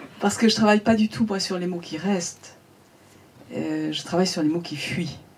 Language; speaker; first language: French; native; French